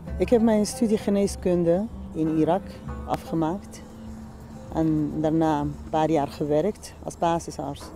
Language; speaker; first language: Dutch; non-native, fluent; Central Kurdish